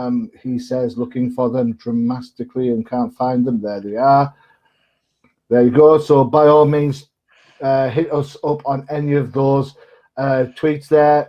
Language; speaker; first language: English; native; English